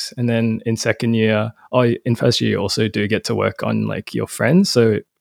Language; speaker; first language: English; native; English